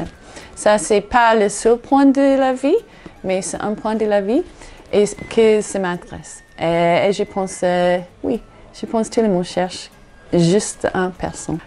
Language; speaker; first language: French; non-native, fluent; English